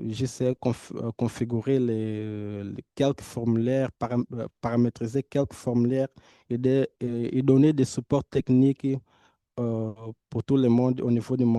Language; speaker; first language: French; non-native, fluent; Portuguese